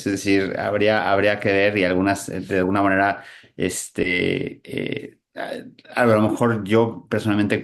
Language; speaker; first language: Spanish; native; Spanish